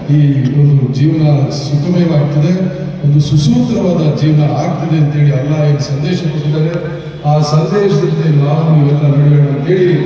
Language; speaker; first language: Kannada; native; Kannada